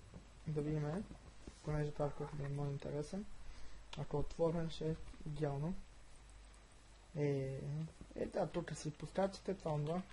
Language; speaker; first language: Bulgarian; native; Bulgarian